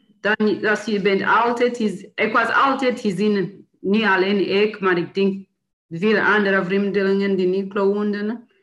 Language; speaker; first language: Dutch; non-native, learner; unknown